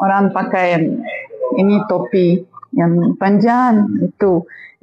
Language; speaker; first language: Indonesian; non-native, fluent; Russian